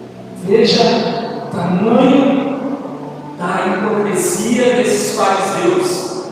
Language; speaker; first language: Portuguese; native; Portuguese